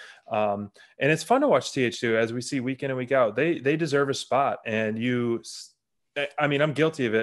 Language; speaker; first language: English; native; English